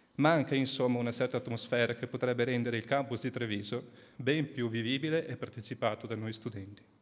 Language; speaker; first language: Italian; native; Italian